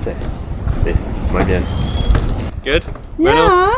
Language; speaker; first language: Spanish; non-native, learner; English